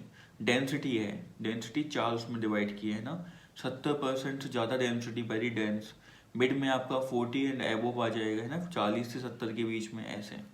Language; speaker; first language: Hindi; native; Hindi